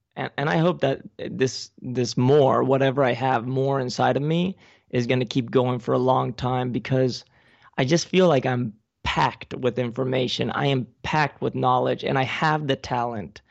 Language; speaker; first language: English; non-native, fluent; Spanish